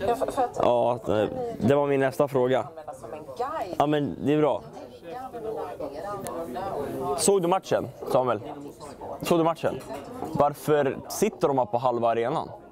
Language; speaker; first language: Swedish; native; Swedish